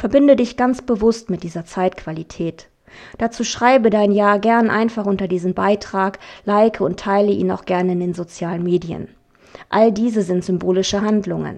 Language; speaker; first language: German; native; German